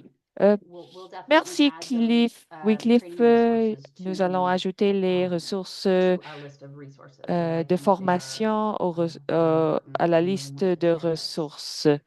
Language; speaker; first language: French; non-native, fluent; English